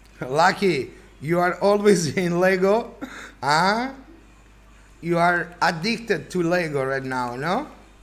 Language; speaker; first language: English; non-native, learner; Italian